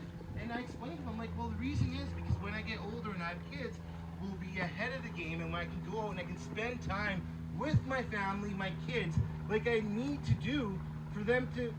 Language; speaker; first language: English; early bilingual, other home language; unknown